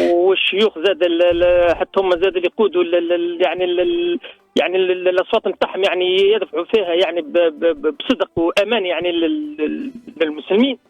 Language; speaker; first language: Arabic; native; Arabic